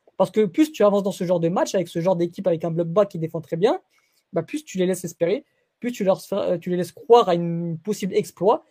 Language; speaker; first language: French; early bilingual, other home language; Portuguese